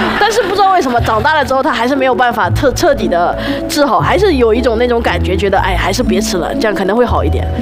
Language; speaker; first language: Chinese; native; Chinese